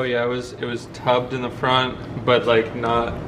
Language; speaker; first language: English; native; English